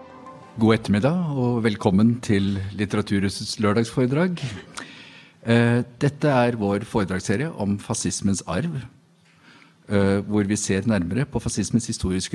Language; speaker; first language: Norwegian; native; Norwegian